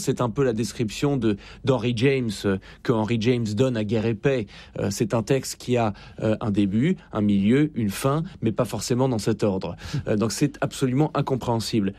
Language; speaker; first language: French; native; French